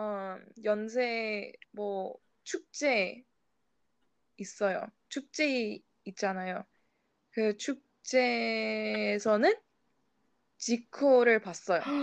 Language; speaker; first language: Korean; non-native, fluent; English